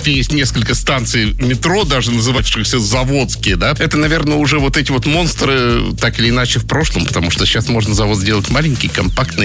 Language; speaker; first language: Russian; native; Russian